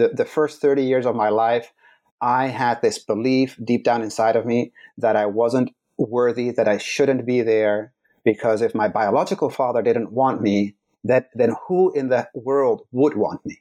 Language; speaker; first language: English; non-native, fluent; Dutch